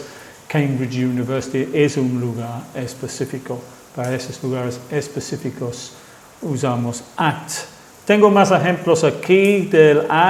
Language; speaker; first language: Spanish; non-native, fluent; English